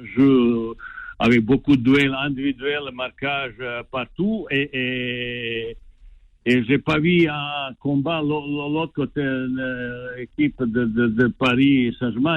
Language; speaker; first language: French; non-native, fluent; Bosnian